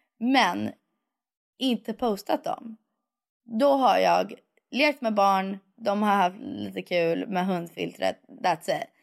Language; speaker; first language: Swedish; early bilingual, heritage; Swedish